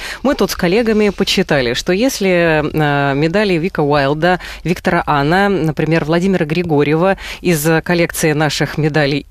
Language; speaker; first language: Russian; native; Russian